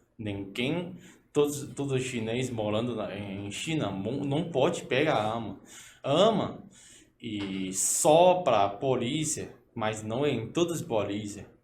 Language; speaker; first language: Portuguese; non-native, learner; Cantonese